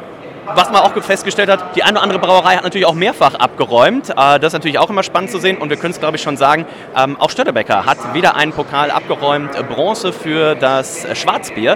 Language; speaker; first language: German; native; German